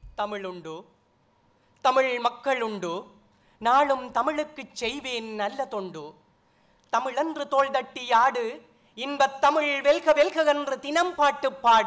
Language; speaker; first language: Tamil; native; Tamil